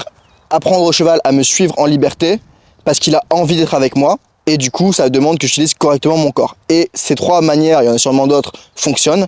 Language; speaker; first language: French; native; French